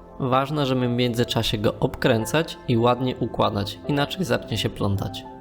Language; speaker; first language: Polish; native; Polish